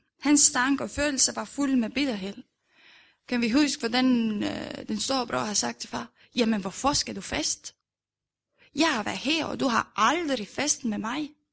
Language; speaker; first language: Danish; non-native, fluent; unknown